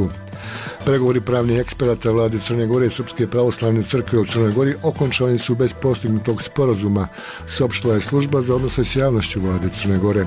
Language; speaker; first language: Croatian; native; Croatian